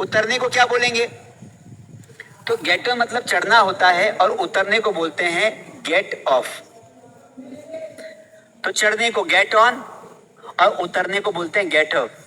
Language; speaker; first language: Hindi; native; Hindi